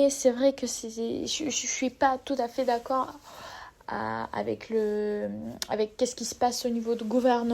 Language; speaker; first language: French; non-native, fluent; Russian